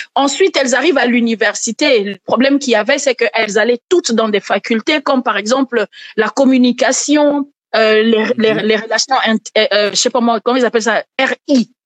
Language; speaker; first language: French; non-native, local second language; Lingala